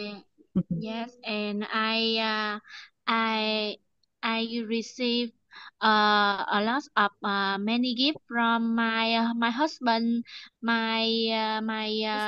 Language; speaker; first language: English; non-native, learner; Vietnamese